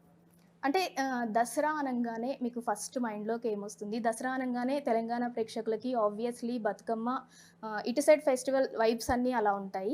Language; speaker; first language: Telugu; native; Telugu